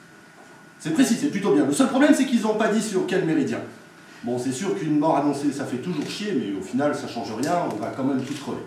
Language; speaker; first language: French; native; French